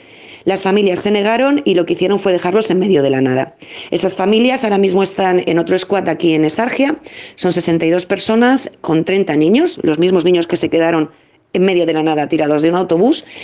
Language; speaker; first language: Spanish; native; Spanish